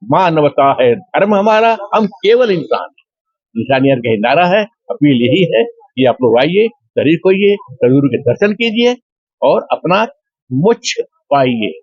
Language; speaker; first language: Hindi; native; Hindi